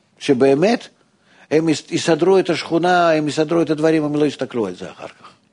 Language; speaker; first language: Hebrew; non-native, fluent; Russian